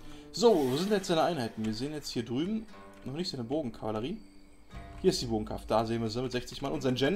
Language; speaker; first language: German; native; German